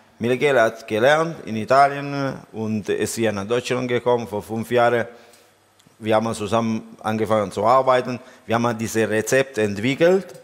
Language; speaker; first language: German; non-native, learner; Italian